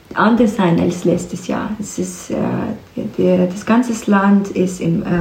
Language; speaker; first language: German; non-native, learner; Ukrainian